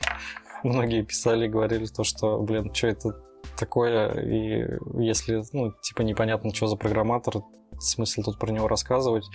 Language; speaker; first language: Russian; native; Russian